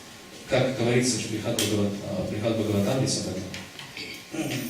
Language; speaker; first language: Russian; native; Russian